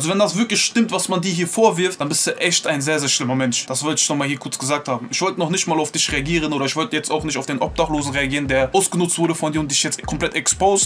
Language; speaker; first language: German; native; German